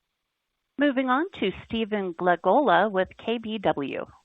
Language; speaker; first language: English; native; English